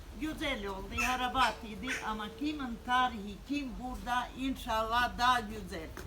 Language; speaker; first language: Turkish; non-native, local second language; Bosnian